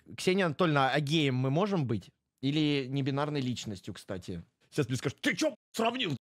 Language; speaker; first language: Russian; native; Russian